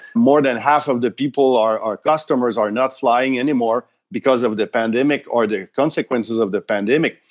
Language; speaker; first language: English; non-native, fluent; French